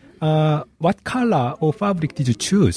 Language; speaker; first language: English; non-native, learner; Korean